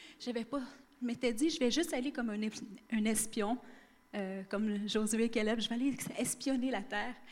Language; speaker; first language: French; native; French